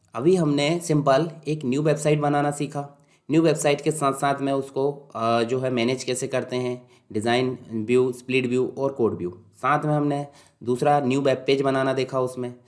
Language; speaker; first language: Hindi; native; Hindi